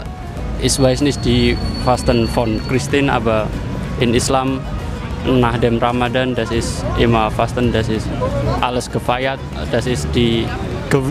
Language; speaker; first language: German; non-native, learner; Indonesian